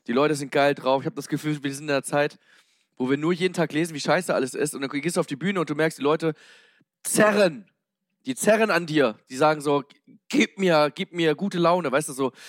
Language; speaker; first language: German; native; German